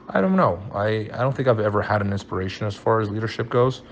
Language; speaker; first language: English; early bilingual, other home language; Portuguese